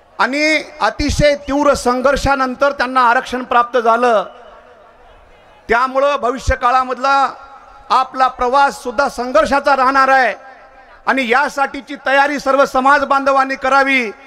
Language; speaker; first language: Marathi; non-native, local second language; Lambadi